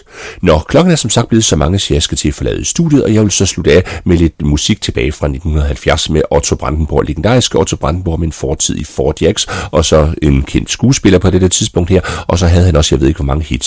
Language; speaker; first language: Danish; native; Danish